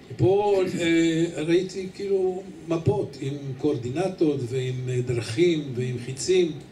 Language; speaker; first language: Hebrew; native; Hebrew